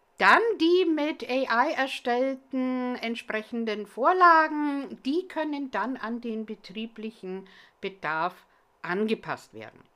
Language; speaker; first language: German; non-native, fluent; English